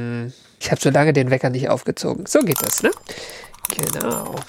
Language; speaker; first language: German; native; German